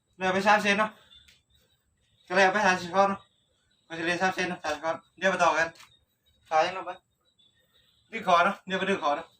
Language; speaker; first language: Thai; non-native, local second language; Northeastern Thai